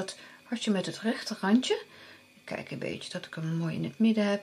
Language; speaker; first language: Dutch; native; Dutch